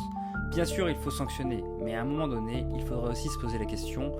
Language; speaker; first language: French; native; French